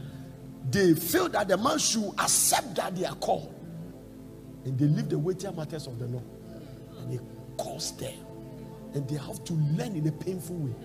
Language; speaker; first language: English; non-native, local second language; Akan